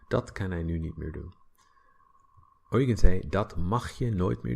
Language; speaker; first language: Dutch; non-native, fluent; English